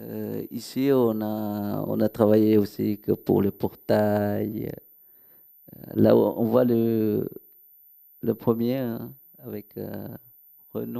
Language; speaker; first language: French; non-native, local second language; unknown